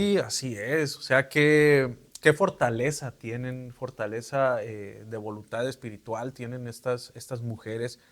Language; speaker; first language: Spanish; native; Spanish